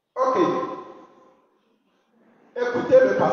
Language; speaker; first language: French; non-native, fluent; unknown